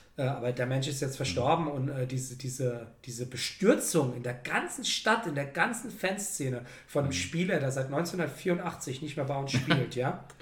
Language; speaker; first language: German; native; German